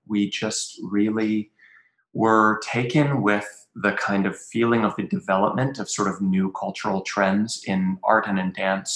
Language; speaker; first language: English; native; English